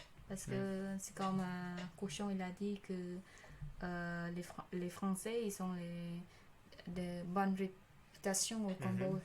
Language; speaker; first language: French; non-native, learner; Khmer